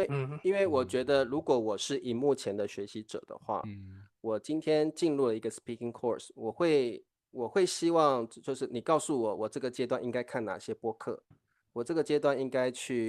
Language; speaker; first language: Chinese; native; Chinese